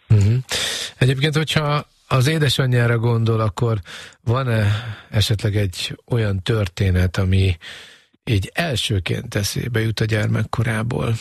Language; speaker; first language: Hungarian; native; Hungarian